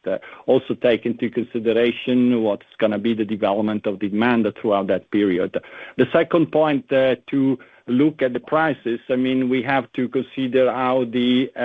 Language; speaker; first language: English; non-native, fluent; Italian